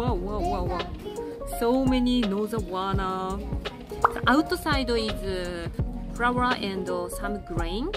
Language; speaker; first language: English; non-native, learner; Japanese